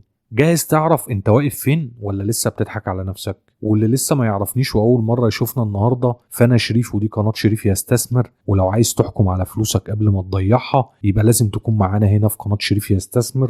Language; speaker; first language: Arabic; native; Arabic